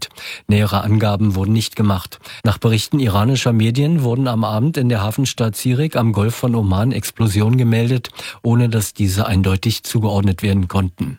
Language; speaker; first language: German; native; German